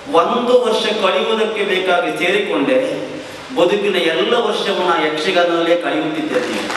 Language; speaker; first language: Kannada; native; Kannada